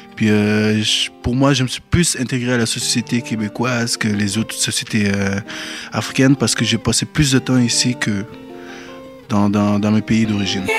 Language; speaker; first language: French; early bilingual, other home language; Bambara